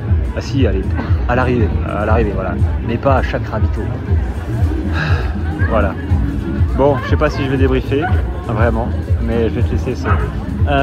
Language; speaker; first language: French; native; French